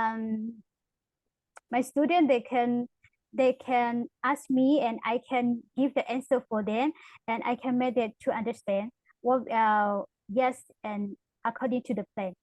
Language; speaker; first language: English; non-native, learner; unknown